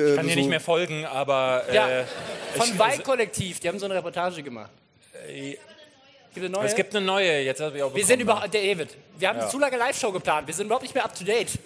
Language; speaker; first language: German; native; German